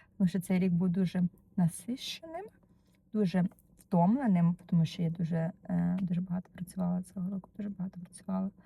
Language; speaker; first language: Ukrainian; non-native, learner; Russian